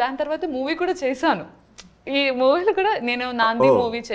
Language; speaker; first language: Telugu; non-native, learner; Malayalam